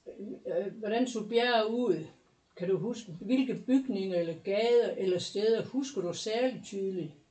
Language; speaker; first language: Danish; native; Danish